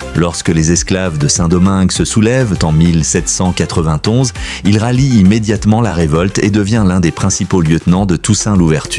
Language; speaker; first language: French; non-native, local second language; Haitian Creole